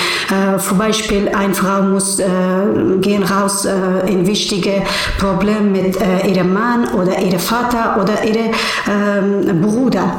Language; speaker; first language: German; non-native, learner; Persian